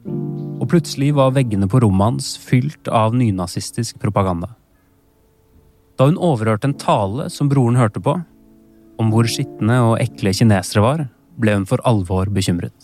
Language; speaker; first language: Norwegian; native; Norwegian